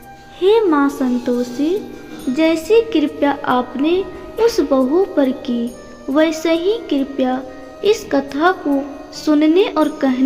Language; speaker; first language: Hindi; native; Hindi